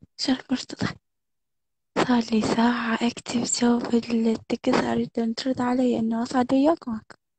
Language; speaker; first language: Arabic; non-native, local second language; Kurdish